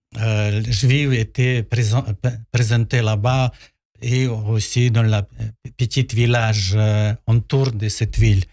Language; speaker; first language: French; non-native, learner; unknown